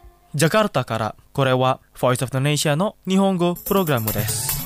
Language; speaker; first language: Japanese; non-native, fluent; Indonesian